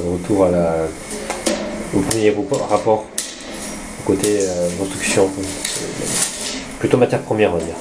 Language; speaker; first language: French; native; French